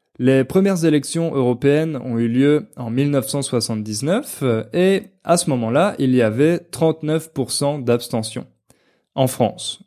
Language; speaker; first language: French; native; French